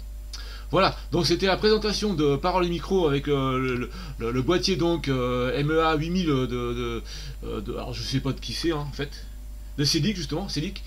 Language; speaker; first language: French; native; French